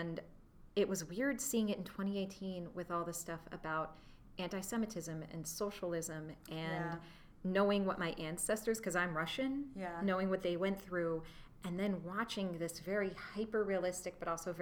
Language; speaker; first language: English; native; English